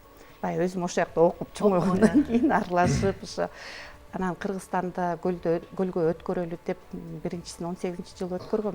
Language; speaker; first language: Kyrgyz; native; Kyrgyz